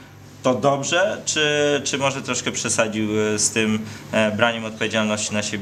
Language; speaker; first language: Polish; native; Polish